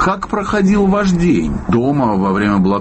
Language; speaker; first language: Russian; native; Russian